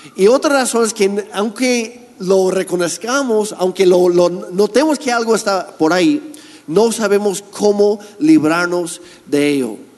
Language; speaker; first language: Spanish; non-native, fluent; English